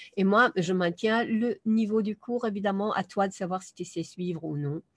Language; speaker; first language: French; non-native, fluent; German